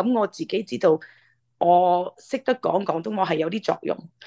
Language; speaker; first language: Cantonese; early bilingual, heritage; English